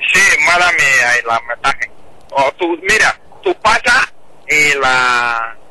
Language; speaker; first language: Spanish; non-native, learner; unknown